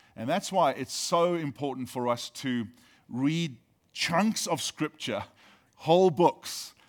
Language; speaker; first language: English; native; English